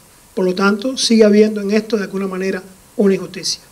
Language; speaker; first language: Spanish; native; Spanish